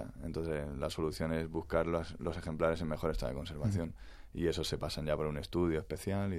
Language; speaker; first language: Spanish; native; Spanish